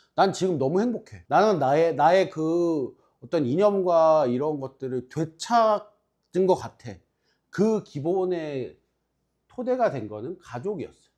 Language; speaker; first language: Korean; native; Korean